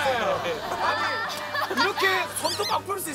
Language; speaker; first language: Korean; native; Korean